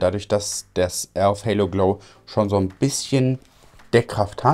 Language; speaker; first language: German; native; German